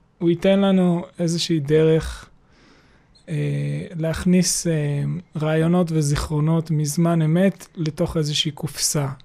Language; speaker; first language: Hebrew; native; Hebrew